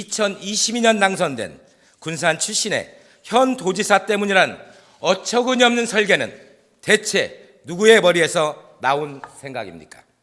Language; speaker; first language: Korean; native; Korean